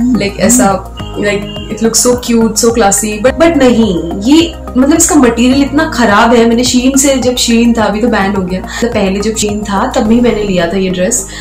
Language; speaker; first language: Hindi; non-native, local second language; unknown